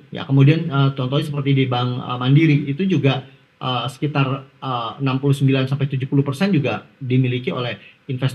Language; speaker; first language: Indonesian; native; Indonesian